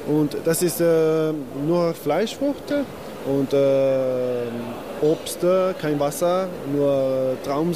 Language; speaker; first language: German; non-native, learner; Italian